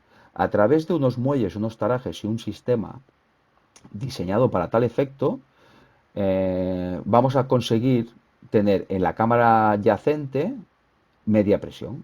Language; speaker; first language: Spanish; native; Spanish